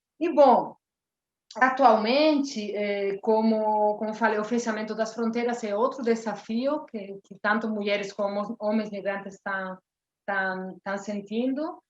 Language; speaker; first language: Portuguese; non-native, fluent; Spanish